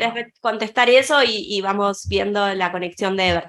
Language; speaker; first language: Spanish; native; Spanish